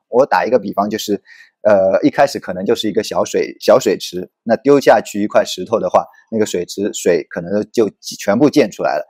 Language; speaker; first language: Chinese; native; Chinese